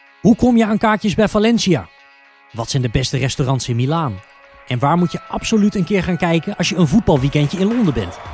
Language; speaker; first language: Dutch; native; Dutch